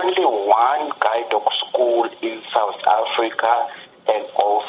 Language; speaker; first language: English; non-native, local second language; Xhosa